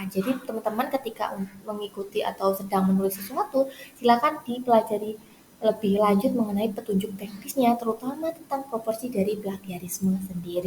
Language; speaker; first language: Indonesian; native; Indonesian